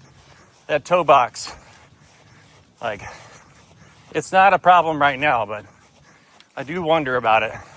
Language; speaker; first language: English; native; English